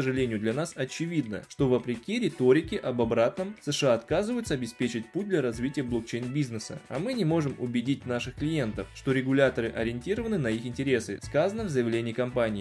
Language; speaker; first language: Russian; native; Russian